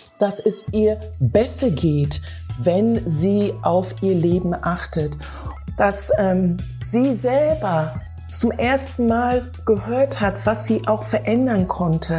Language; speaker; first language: German; non-native, fluent; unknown